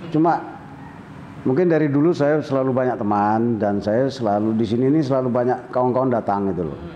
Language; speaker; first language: Indonesian; non-native, local second language; Minangkabau